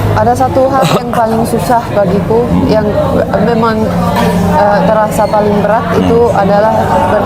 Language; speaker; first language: Indonesian; non-native, fluent; Finnish